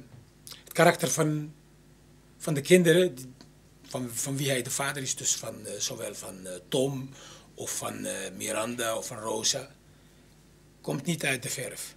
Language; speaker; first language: Dutch; non-native, local second language; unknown